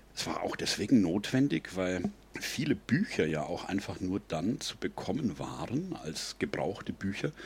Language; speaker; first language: German; native; German